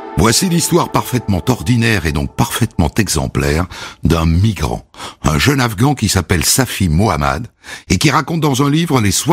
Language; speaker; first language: French; native; French